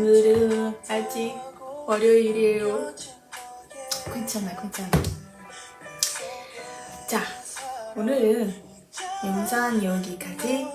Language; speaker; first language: Korean; non-native, learner; Portuguese